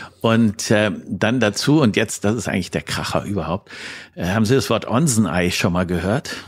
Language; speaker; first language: German; native; German